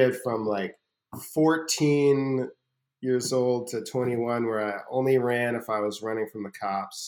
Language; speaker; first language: English; native; English